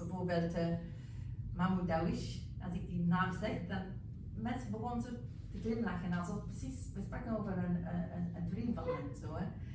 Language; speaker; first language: Dutch; non-native, fluent; English